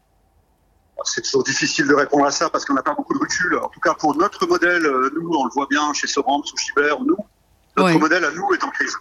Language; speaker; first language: French; native; French